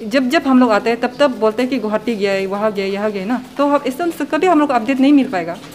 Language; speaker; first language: Hindi; non-native, local second language; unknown